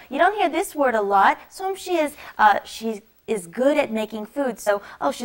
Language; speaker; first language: English; native; English